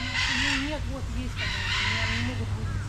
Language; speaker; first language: Russian; native; Russian